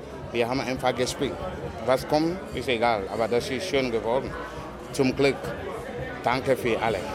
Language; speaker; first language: German; non-native, fluent; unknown